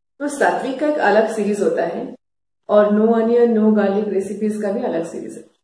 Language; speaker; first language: Hindi; non-native, local second language; Bangla